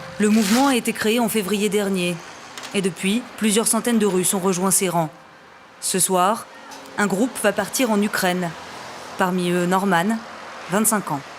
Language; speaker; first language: French; native; French